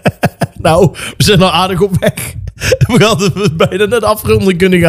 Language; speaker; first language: Dutch; native; Dutch